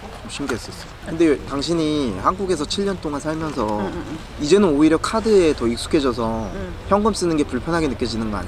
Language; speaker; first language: Korean; native; Korean